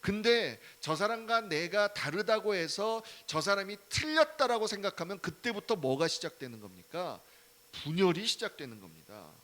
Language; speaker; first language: Korean; native; Korean